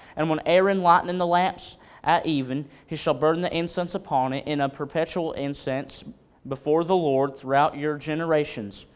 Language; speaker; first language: English; native; English